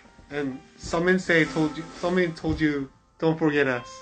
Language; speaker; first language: English; non-native, learner; Korean